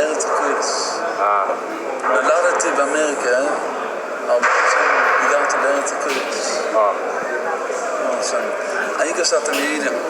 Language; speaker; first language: Hebrew; non-native, fluent; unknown